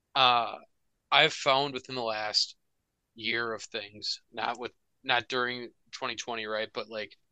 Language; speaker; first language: English; native; English